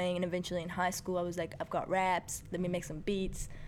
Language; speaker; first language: English; early bilingual, other home language; Persian